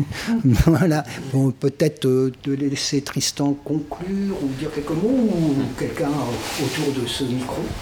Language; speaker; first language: French; native; French